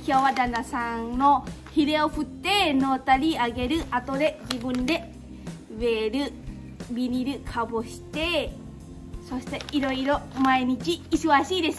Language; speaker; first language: Japanese; non-native, local second language; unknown